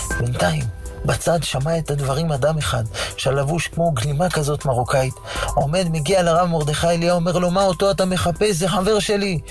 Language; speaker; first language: Hebrew; native; Hebrew